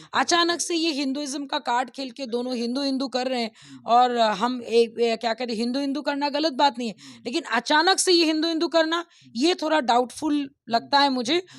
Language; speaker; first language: Hindi; non-native, local second language; Bangla